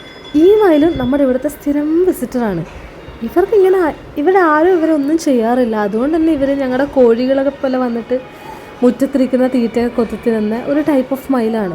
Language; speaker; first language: Malayalam; native; Malayalam